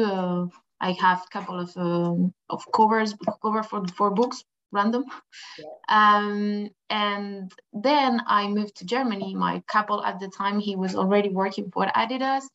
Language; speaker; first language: English; non-native, fluent; Spanish